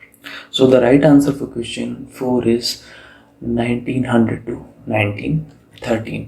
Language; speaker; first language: English; non-native, local second language; Hindi